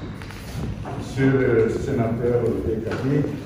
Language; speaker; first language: French; non-native, fluent; Portuguese